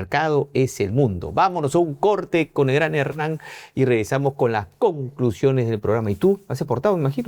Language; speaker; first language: Spanish; native; Spanish